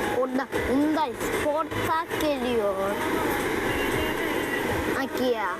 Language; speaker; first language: Turkish; non-native, learner; Thai